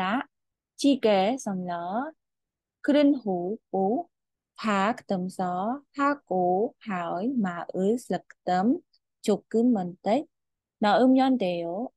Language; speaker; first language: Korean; non-native, fluent; Khmer